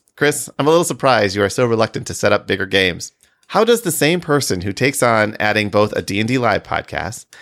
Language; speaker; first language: English; native; English